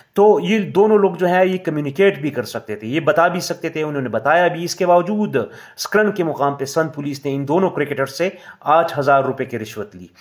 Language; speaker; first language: Urdu; non-native, local second language; Pashto